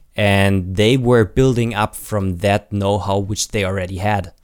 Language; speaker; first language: English; non-native, fluent; German